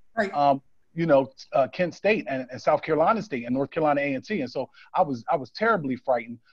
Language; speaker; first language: English; native; English